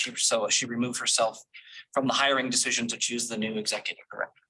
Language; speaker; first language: English; native; English